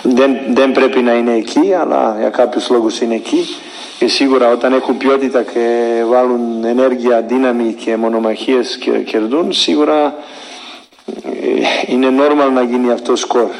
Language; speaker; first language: Greek; non-native, learner; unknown